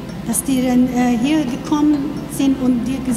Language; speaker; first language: German; non-native, learner; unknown